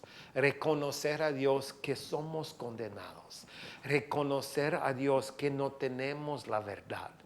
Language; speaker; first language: Spanish; non-native, fluent; English